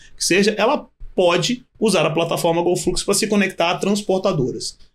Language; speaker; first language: Portuguese; native; Portuguese